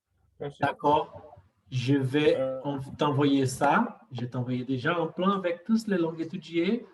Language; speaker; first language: French; non-native, fluent; Portuguese